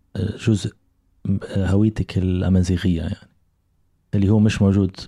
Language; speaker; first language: Arabic; non-native, local second language; Berber languages